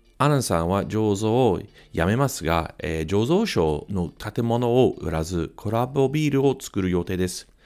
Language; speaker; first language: Japanese; non-native, fluent; English